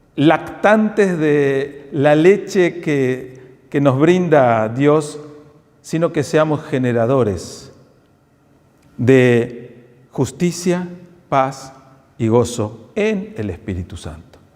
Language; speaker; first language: Spanish; native; Spanish